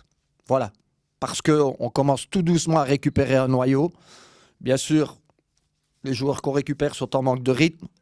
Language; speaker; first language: French; native; French